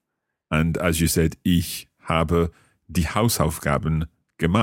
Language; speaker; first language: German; non-native, learner; English